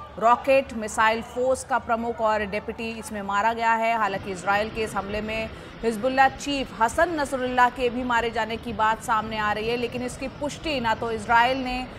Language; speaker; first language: Hindi; native; Hindi